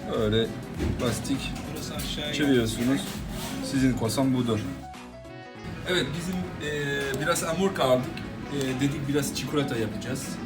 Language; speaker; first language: Turkish; non-native, learner; French